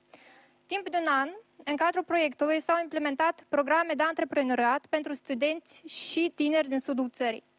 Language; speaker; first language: Romanian; native; Romanian